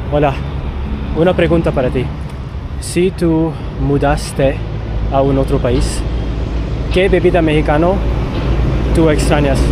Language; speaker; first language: Spanish; non-native, learner; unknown